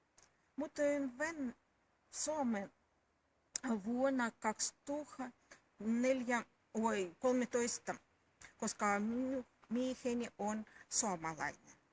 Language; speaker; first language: Finnish; non-native, learner; Russian